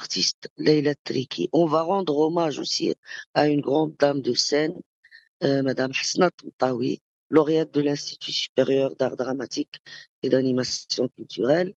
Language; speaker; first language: French; non-native, local second language; Arabic